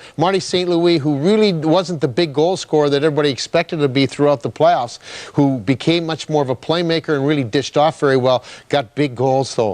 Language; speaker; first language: English; native; English